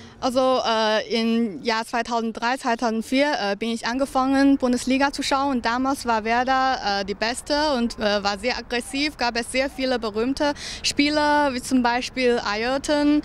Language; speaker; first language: German; non-native, learner; Chinese